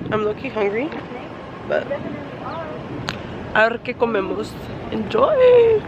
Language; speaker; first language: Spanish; early bilingual, heritage; Spanish